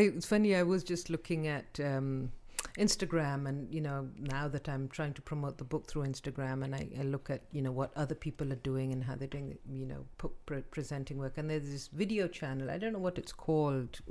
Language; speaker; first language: English; non-native, local second language; Urdu